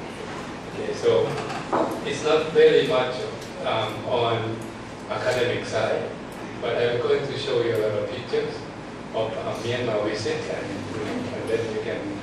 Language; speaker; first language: English; non-native, fluent; Thai